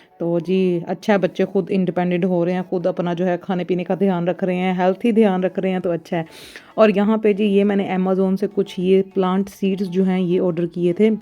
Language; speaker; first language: Urdu; non-native, local second language; Punjabi